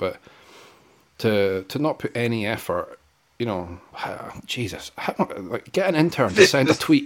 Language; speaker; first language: English; native; English